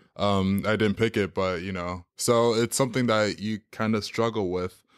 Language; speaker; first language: English; native; English